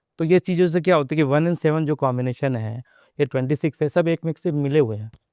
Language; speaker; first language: Hindi; non-native, local second language; Telugu